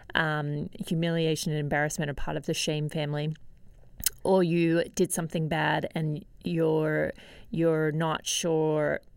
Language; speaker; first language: English; native; English